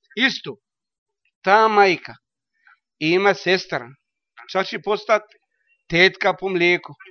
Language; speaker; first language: Croatian; non-native, learner; Arabic